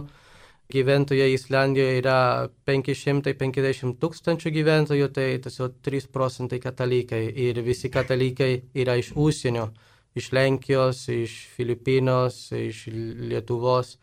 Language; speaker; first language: Lithuanian; non-native, fluent; Spanish